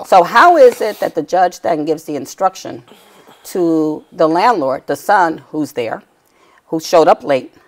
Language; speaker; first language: English; native; English